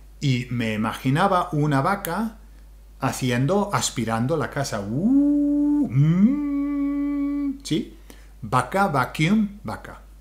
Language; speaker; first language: Spanish; non-native, fluent; English